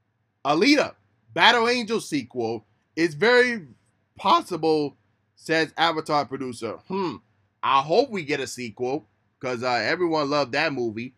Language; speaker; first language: English; native; English